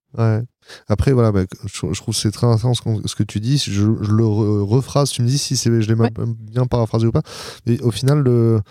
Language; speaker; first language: French; native; French